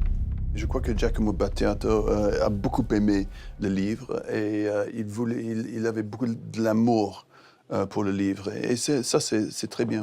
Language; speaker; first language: French; non-native, fluent; English